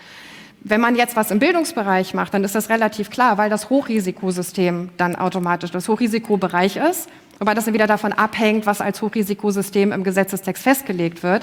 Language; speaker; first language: German; native; German